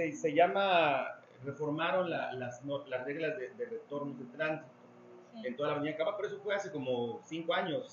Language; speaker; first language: Spanish; native; Spanish